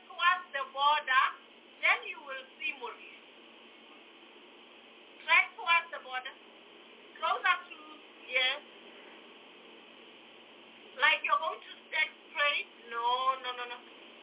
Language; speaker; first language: English; non-native, local second language; Southern Sotho